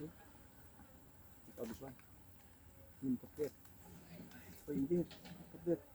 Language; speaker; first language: English; non-native, learner; Filipino